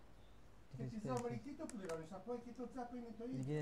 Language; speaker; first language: Greek; early bilingual, heritage; English